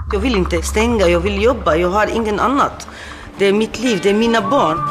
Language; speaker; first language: Swedish; non-native, learner; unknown